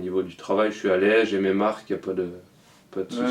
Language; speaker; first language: French; native; French